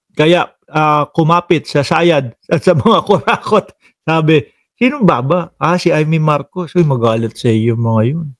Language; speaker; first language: Filipino; non-native, local second language; Cebuano